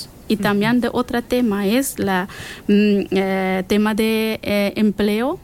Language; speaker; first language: Spanish; non-native, learner; Persian